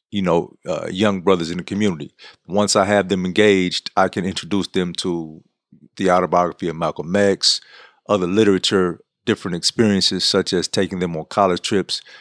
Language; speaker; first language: English; native; English